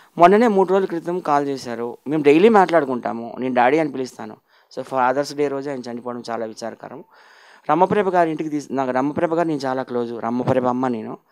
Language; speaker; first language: Telugu; native; Telugu